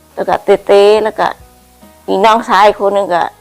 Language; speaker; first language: Lao; non-native, learner; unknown